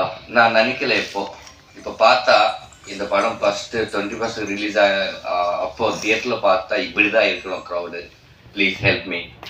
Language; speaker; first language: Tamil; non-native, learner; Telugu